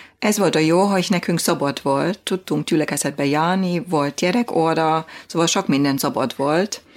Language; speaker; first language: Hungarian; non-native, fluent; German